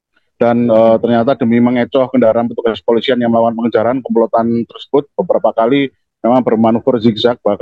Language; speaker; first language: Indonesian; native; Indonesian